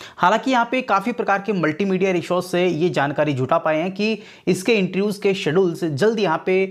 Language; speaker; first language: Hindi; native; Hindi